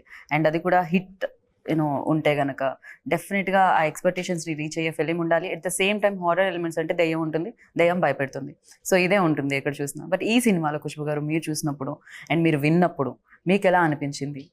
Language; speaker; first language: Telugu; native; Telugu